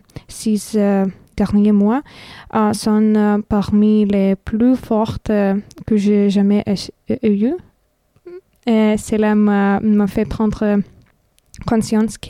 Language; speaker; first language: French; non-native, fluent; Lithuanian